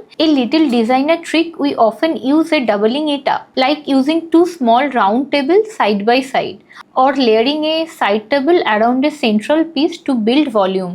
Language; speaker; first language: English; non-native, local second language; Hindi